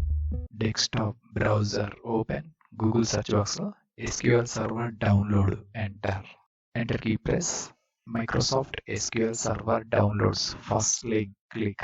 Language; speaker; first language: English; non-native, learner; Telugu